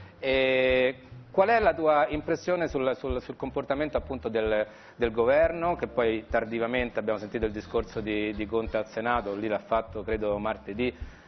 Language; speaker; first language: Italian; native; Italian